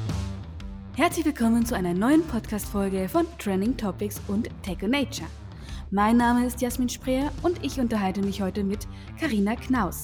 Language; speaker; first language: German; native; German